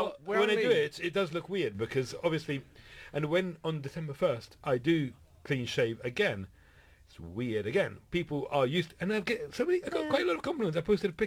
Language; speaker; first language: English; native; English